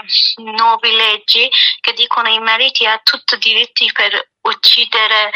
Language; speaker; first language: Italian; non-native, learner; Persian